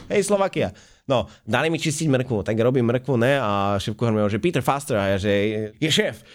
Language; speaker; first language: Slovak; native; Slovak